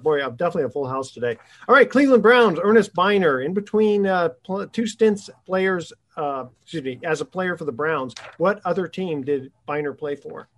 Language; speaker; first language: English; native; English